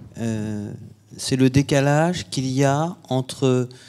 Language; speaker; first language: French; native; French